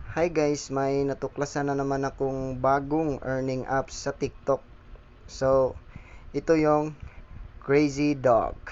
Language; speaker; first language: Filipino; non-native, local second language; Cebuano